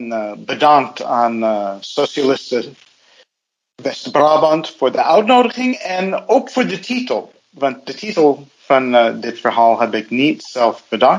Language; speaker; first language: Dutch; non-native, fluent; English